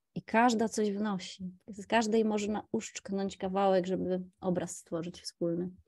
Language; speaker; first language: Polish; native; Polish